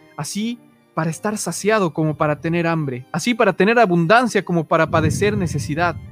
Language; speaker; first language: Spanish; native; Spanish